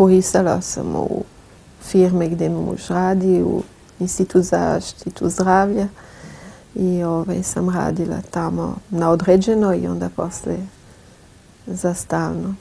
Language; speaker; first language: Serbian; non-native, fluent; French